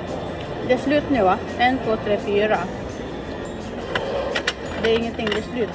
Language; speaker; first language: Swedish; non-native, learner; Filipino